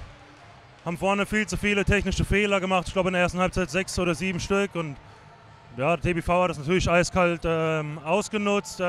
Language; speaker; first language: German; native; German